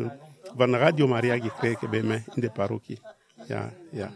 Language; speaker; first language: Dutch; non-native, learner; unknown